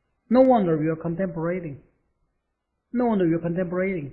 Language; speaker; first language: English; non-native, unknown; Korean